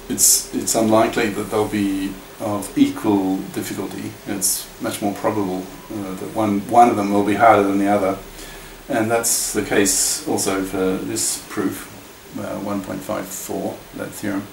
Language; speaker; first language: English; native; English